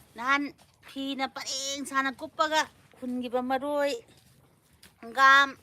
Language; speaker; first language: Manipuri; non-native, local second language; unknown